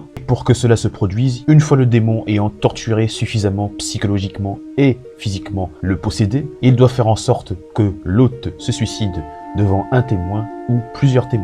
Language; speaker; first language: French; native; French